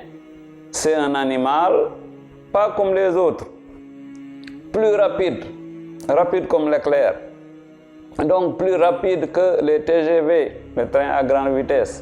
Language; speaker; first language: French; non-native, local second language; Wolof